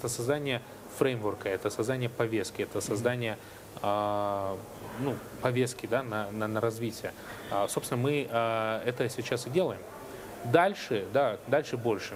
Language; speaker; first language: Russian; native; Russian